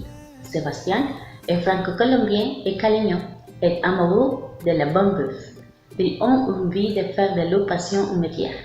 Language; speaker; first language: French; non-native, learner; Spanish